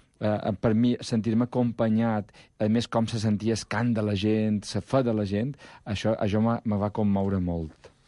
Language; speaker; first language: Catalan; native; Catalan